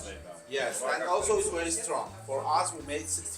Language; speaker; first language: English; non-native, learner; Georgian